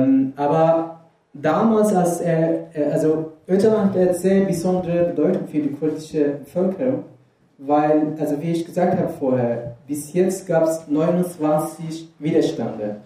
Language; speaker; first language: German; non-native, fluent; Kurdish